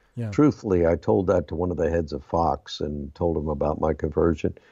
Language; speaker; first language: English; native; English